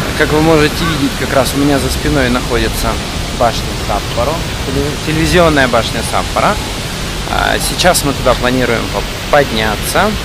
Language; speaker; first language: Russian; native; Russian